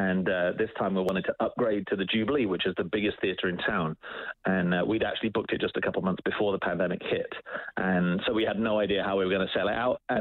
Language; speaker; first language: English; native; English